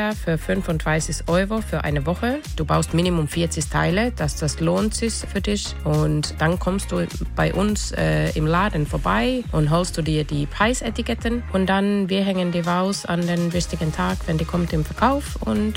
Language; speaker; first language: German; non-native, learner; Finnish